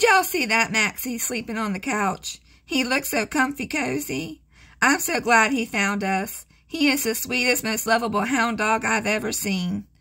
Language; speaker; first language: English; native; English